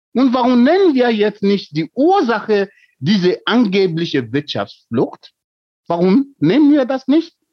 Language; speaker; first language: German; non-native, fluent; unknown